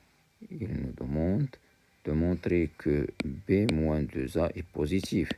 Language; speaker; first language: French; non-native, local second language; Arabic